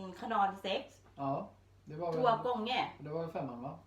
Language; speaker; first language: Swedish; non-native, learner; Thai